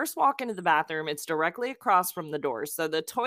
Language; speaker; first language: English; native; English